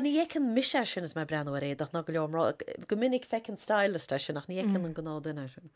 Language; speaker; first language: Irish; native; Irish